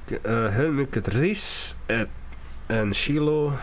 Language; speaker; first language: Swedish; non-native, learner; English